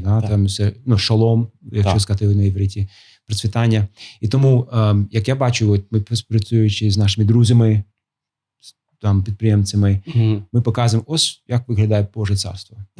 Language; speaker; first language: Ukrainian; non-native, fluent; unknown